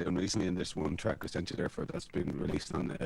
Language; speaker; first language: English; native; English